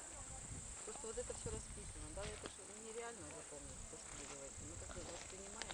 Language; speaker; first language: Russian; native; Russian